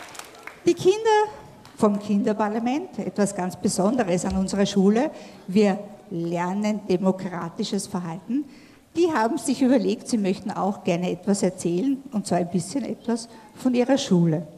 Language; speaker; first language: German; native; German